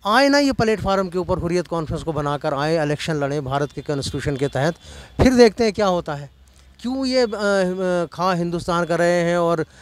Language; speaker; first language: Hindi; non-native, local second language; Kashmiri